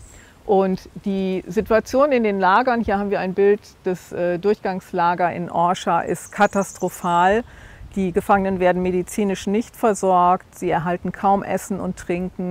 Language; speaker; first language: German; native; German